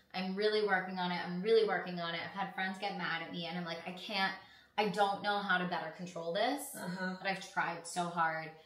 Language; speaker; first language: English; native; English